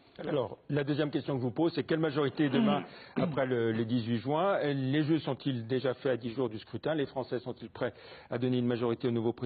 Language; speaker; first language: French; native; French